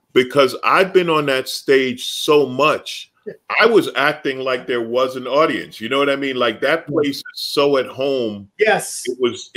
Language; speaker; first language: English; native; English